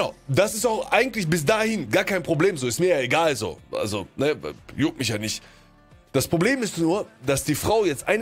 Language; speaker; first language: German; native; German